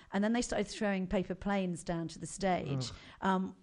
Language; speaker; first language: English; native; English